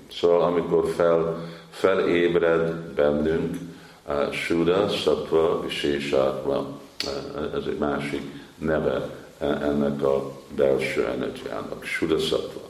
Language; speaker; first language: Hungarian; early bilingual, heritage; Hungarian